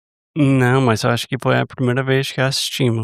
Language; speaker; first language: Portuguese; non-native, fluent; English